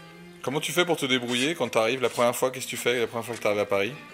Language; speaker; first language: French; native; French